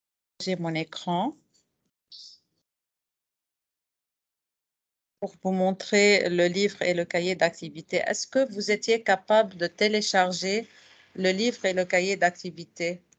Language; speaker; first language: French; non-native, fluent; Arabic